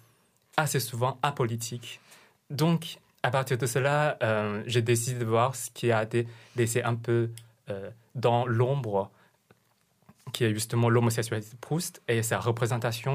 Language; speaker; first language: French; non-native, fluent; Chinese